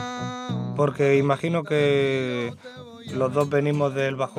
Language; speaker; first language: Spanish; native; Spanish